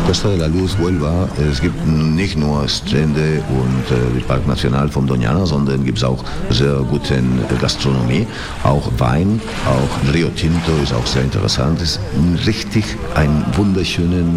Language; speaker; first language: German; non-native, learner; Spanish